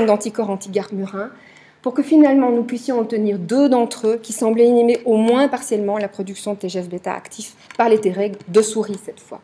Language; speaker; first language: French; native; French